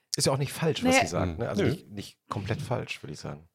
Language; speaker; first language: German; native; German